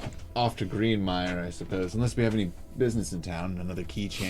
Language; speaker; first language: English; native; English